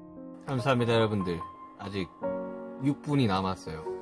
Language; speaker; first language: Korean; native; Korean